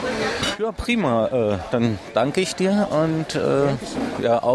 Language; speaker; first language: German; native; German